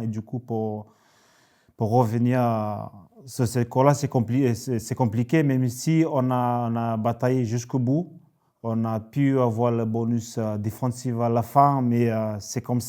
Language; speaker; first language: French; native; French